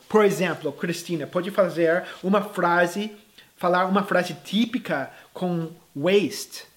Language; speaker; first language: Portuguese; non-native, fluent; English